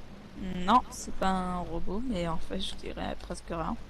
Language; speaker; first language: French; native; French